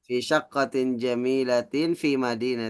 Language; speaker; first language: Arabic; non-native, fluent; Indonesian